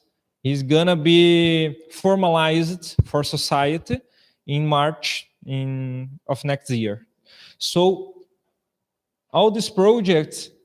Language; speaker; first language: English; non-native, fluent; Portuguese